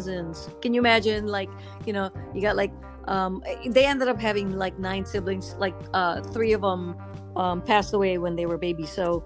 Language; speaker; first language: English; non-native, local second language; Filipino